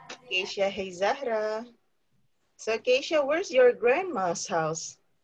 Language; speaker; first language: English; non-native, fluent; Indonesian